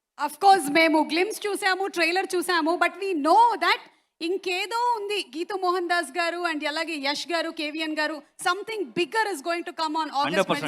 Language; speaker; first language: Telugu; native; Telugu